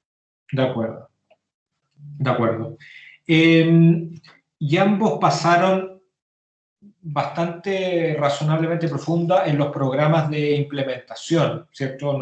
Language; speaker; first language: Spanish; native; Spanish